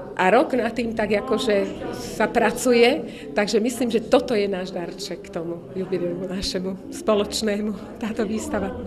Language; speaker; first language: Slovak; native; Slovak